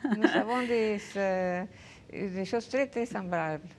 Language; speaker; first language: French; non-native, fluent; Spanish